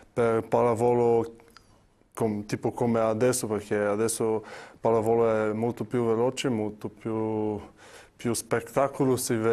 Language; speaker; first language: Italian; non-native, learner; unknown